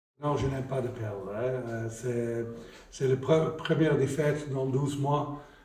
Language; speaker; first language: French; non-native, fluent; Dutch